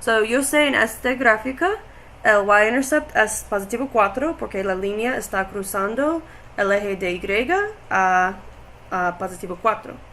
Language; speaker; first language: Spanish; non-native, learner; English